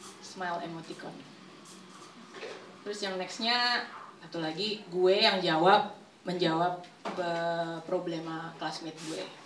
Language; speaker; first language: Indonesian; early bilingual, heritage; Indonesian